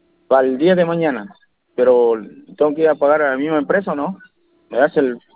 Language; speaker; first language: Spanish; native; Spanish